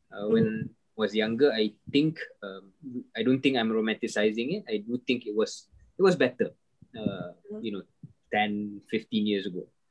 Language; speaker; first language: English; non-native, local second language; Malay